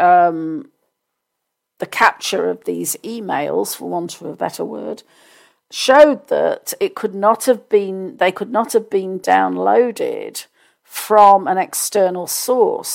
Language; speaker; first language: English; native; English